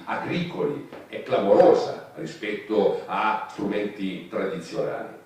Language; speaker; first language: Italian; native; Italian